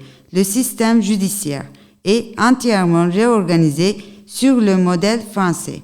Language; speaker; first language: French; non-native, learner; Turkish